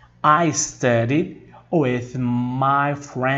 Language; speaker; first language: English; non-native, fluent; Portuguese